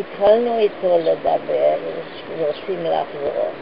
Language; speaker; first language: Hebrew; non-native, fluent; Hungarian